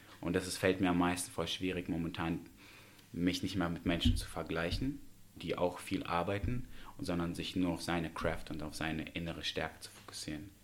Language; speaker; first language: German; early bilingual, other home language; Russian